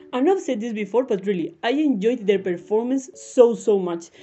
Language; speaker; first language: English; non-native, fluent; Spanish